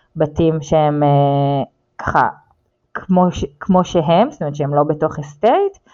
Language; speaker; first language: Hebrew; native; Hebrew